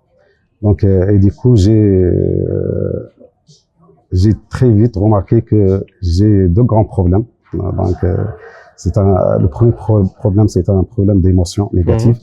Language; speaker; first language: French; non-native, local second language; Arabic